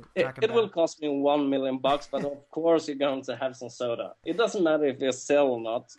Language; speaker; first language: English; non-native, fluent; Swedish